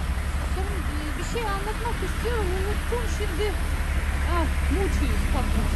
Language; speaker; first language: Turkish; non-native, learner; Russian